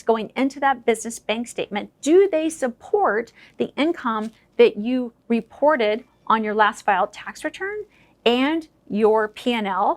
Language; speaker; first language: English; native; English